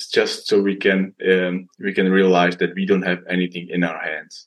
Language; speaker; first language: English; non-native, fluent; Czech